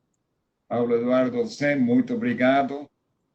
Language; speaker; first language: Portuguese; non-native, fluent; Spanish